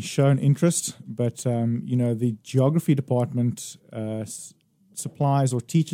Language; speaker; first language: English; native; English